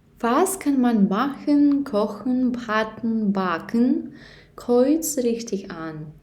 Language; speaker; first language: German; non-native, learner; Ukrainian